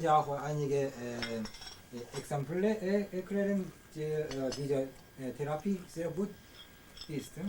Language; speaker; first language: German; non-native, learner; Korean